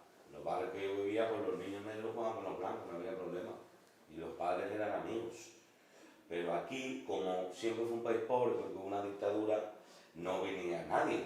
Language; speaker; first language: Spanish; native; Spanish